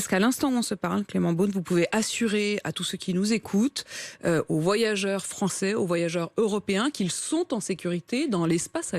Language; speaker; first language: French; native; French